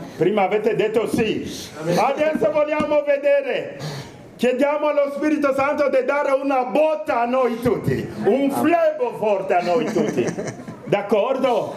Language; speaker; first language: Italian; non-native, fluent; Romanian